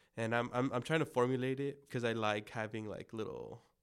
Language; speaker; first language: English; early bilingual, other home language; Spanish